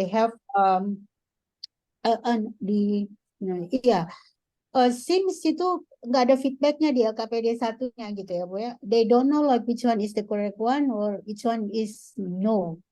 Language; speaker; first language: English; non-native, fluent; Indonesian